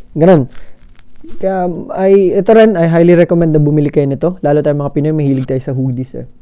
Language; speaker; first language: Filipino; native; Filipino